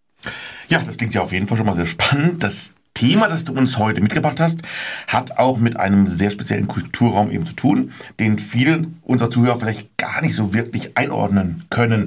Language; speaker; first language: German; native; German